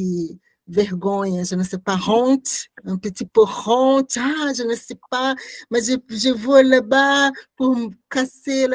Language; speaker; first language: French; non-native, learner; Portuguese